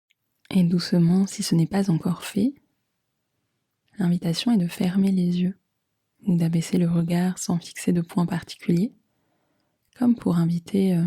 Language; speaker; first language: French; native; French